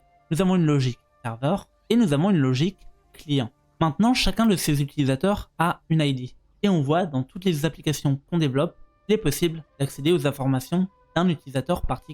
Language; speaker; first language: French; native; French